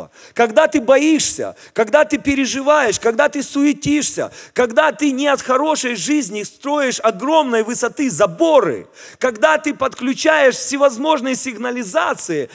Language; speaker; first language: Russian; native; Russian